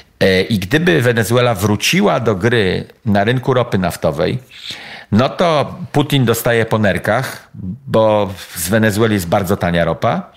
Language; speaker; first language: Polish; native; Polish